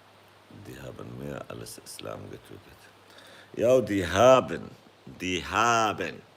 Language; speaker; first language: German; non-native, fluent; Kurdish